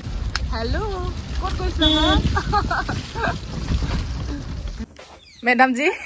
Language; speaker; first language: Hindi; non-native, local second language; Assamese